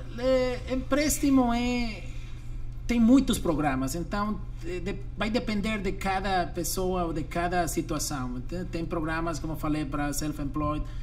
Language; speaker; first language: Portuguese; non-native, fluent; Spanish